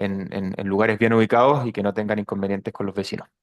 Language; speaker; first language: Spanish; native; Spanish